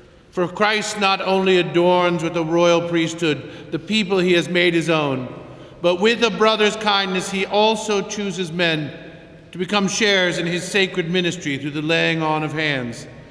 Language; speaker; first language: English; native; English